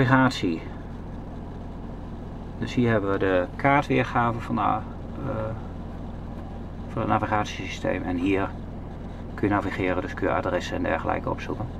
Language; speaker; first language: Dutch; native; Dutch